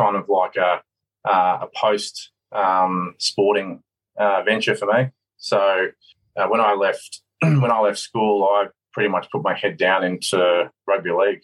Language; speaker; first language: English; native; English